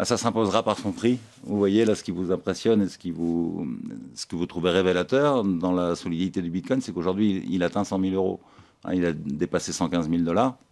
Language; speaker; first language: French; native; French